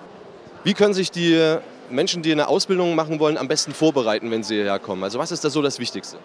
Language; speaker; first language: German; native; German